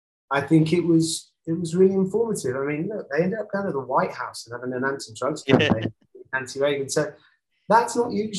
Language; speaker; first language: English; native; English